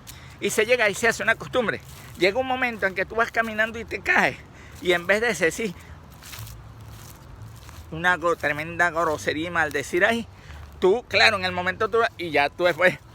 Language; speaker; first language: Spanish; native; Spanish